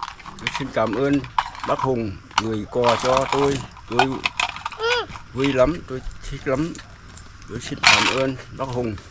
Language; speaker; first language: Vietnamese; non-native, local second language; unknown